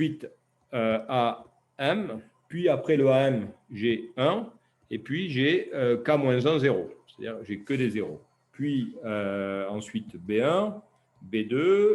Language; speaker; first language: French; native; French